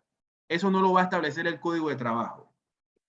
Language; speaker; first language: Spanish; native; Spanish